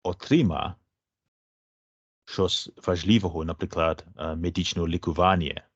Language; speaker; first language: Ukrainian; non-native, fluent; English